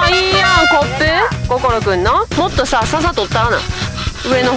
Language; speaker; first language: Japanese; native; Japanese